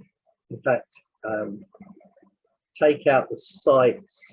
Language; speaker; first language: English; native; English